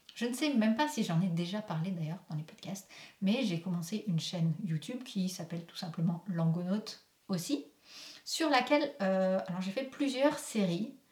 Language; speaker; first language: French; native; French